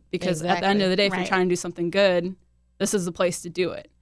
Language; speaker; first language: English; early bilingual, other home language; Hindi